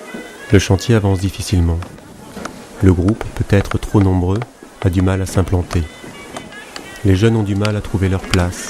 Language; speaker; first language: French; native; French